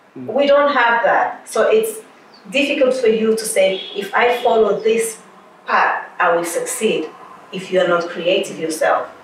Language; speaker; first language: English; non-native, fluent; Portuguese